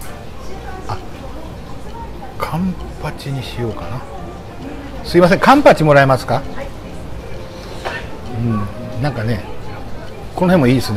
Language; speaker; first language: Japanese; native; Japanese